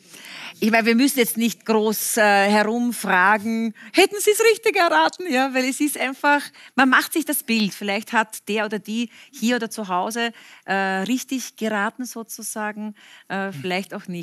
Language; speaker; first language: German; native; German